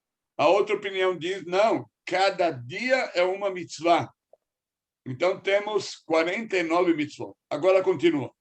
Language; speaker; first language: Portuguese; non-native, fluent; Spanish